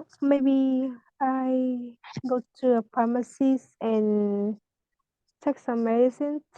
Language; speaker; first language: English; non-native, learner; Vietnamese